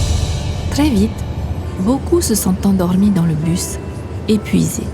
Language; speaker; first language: French; native; French